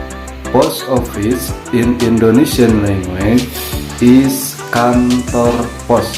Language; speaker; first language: English; non-native, learner; Indonesian